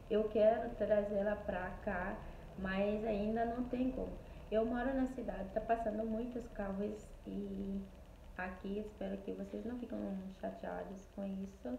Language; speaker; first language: Portuguese; non-native, fluent; Haitian Creole